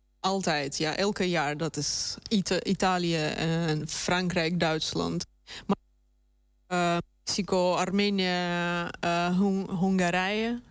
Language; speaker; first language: Dutch; non-native, fluent; Russian